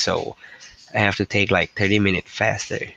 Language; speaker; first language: English; non-native, learner; Thai